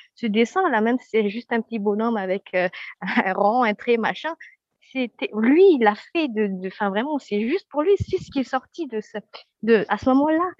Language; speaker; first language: French; non-native, local second language; Malagasy